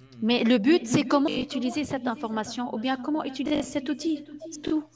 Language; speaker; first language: French; non-native, fluent; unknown